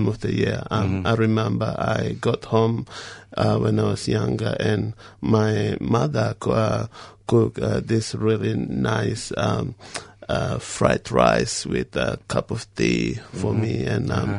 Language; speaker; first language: English; non-native, fluent; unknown